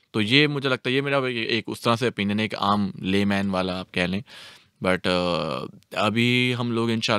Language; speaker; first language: Urdu; native; Urdu